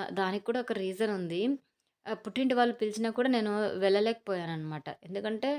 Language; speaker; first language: Telugu; native; Telugu